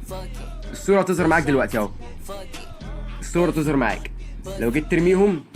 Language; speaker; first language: Arabic; native; Arabic